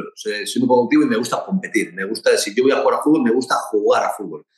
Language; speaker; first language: Spanish; native; Spanish